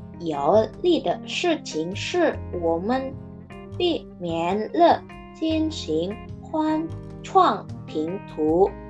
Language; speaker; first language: Chinese; non-native, learner; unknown